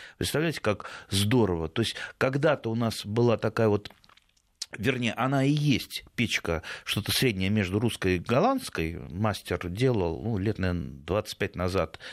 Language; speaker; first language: Russian; native; Russian